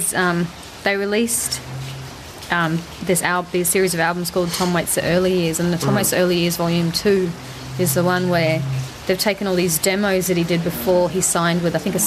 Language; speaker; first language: English; native; English